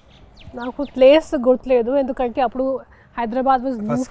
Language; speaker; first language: Telugu; non-native, local second language; Hindi